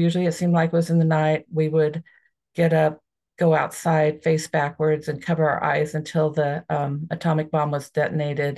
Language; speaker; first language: English; native; English